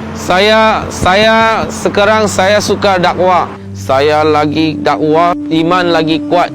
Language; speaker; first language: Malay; non-native, local second language; Chinese